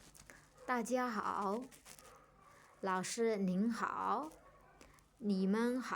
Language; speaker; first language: Chinese; non-native, fluent; Burmese